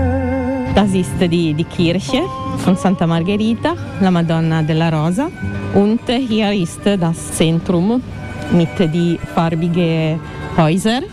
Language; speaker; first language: German; non-native, learner; Italian